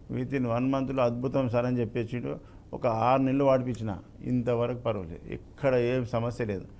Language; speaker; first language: Telugu; native; Telugu